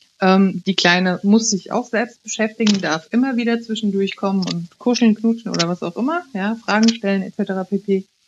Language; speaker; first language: German; early bilingual, other home language; Italian